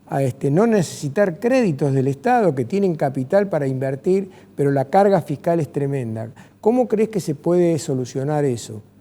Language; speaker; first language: Spanish; native; Spanish